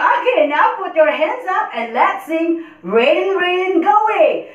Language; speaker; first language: English; non-native, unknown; Indonesian